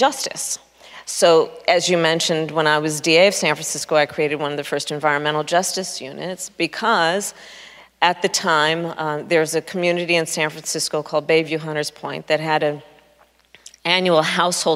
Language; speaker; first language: English; native; English